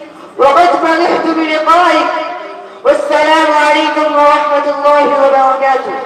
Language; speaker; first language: Arabic; non-native, learner; Urdu